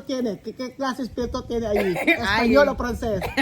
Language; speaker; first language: Spanish; non-native, learner; Filipino